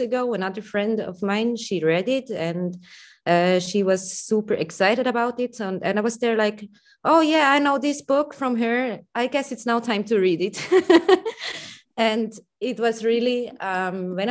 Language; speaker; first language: English; non-native, fluent; German